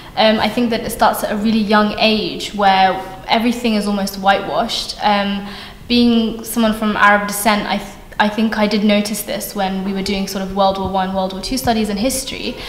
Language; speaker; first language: English; native; English